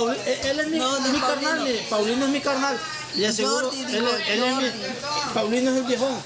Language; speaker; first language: Spanish; native; Spanish